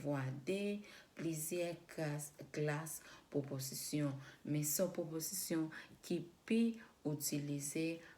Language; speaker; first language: French; non-native, learner; Spanish